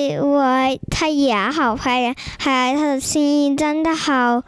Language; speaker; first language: Chinese; early bilingual, heritage; Chinese